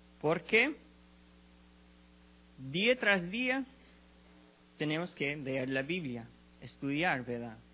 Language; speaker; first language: Spanish; non-native, learner; English